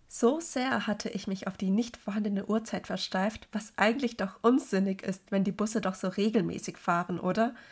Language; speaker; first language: German; early bilingual, other home language; Cantonese